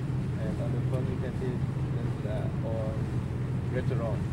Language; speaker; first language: English; non-native, learner; Thai